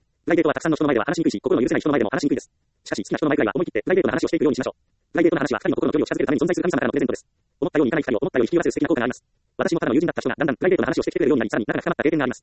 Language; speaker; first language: Japanese; native; Japanese